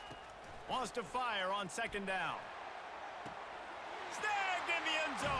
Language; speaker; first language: English; native; English